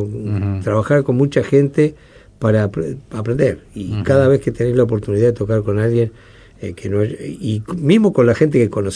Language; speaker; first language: Spanish; native; Spanish